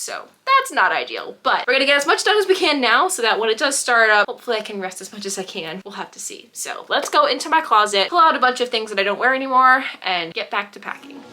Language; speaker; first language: English; native; English